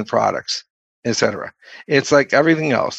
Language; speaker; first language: English; native; English